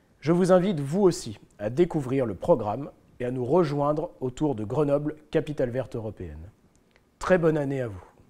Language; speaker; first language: French; native; French